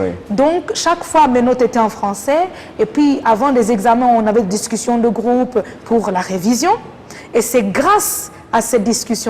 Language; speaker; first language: French; non-native, local second language; Kinyarwanda